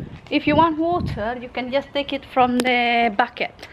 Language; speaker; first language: English; non-native, fluent; Indonesian